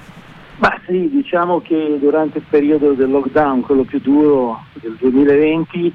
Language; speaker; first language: Italian; native; Italian